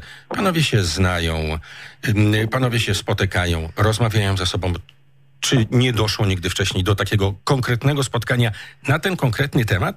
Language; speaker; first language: Polish; native; Polish